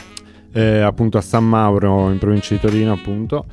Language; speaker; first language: Italian; native; Italian